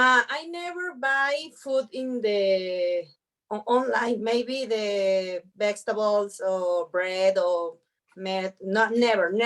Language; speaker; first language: English; non-native, learner; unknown